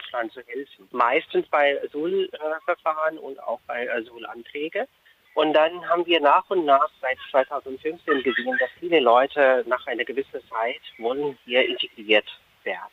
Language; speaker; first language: German; non-native, fluent; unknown